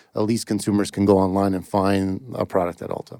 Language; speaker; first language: English; native; English